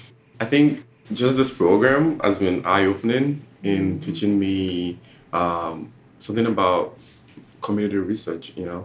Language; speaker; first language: English; non-native, local second language; Yoruba